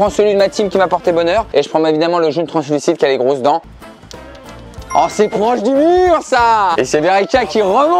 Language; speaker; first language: French; native; French